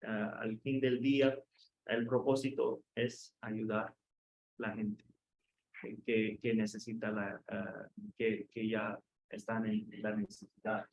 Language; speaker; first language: Spanish; non-native, fluent; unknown